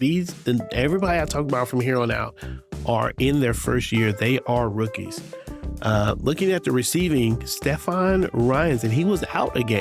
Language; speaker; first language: English; native; English